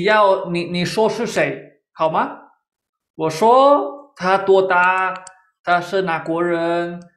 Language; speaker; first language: Chinese; non-native, fluent; Spanish